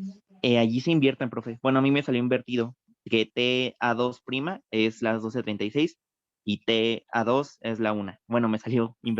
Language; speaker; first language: Spanish; native; Spanish